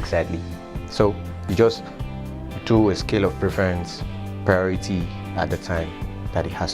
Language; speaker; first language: English; non-native, local second language; Yoruba